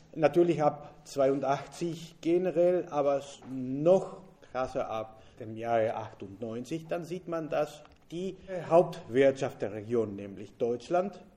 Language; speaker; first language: German; non-native, fluent; Spanish